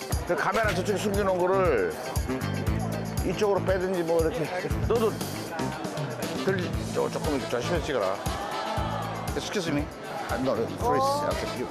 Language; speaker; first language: Korean; native; Korean